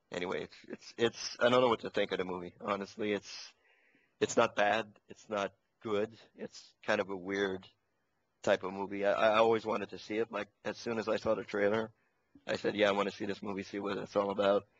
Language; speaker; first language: English; native; English